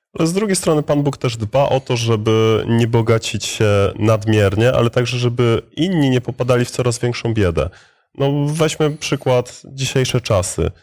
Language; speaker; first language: Polish; native; Polish